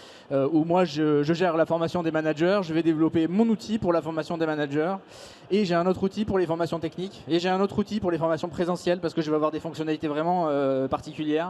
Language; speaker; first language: French; native; French